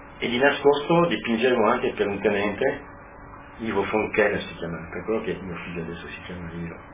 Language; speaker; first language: Italian; non-native, local second language; Friulian